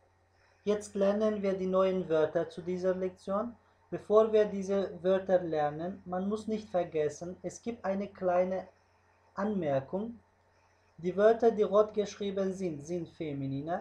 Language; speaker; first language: German; non-native, fluent; Uzbek